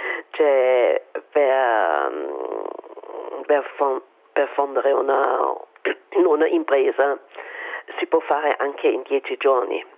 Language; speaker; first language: Italian; non-native, fluent; German